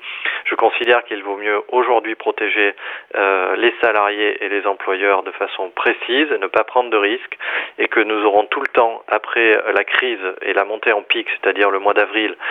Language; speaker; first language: French; native; French